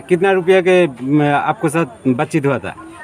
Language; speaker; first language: Hindi; non-native, local second language; Bangla